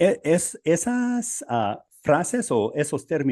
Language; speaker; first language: Spanish; non-native, fluent; English